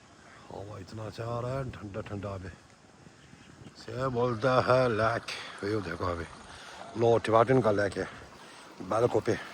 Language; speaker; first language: Hindi; non-native, local second language; Tibetan